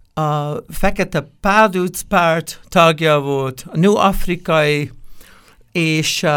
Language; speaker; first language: Hungarian; non-native, fluent; English